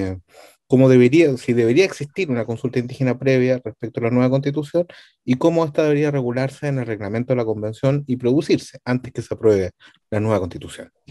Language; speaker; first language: Spanish; native; Spanish